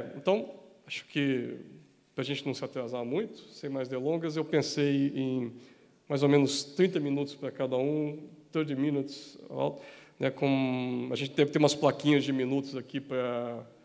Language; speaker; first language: Portuguese; native; Portuguese